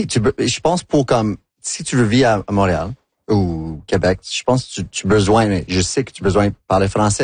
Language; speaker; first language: French; non-native, local second language; English